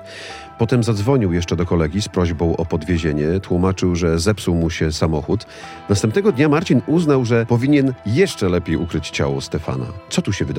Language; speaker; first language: Polish; native; Polish